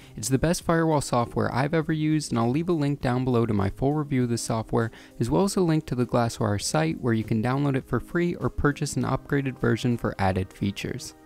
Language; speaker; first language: English; native; English